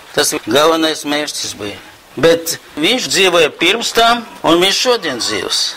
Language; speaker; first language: Latvian; non-native, local second language; Russian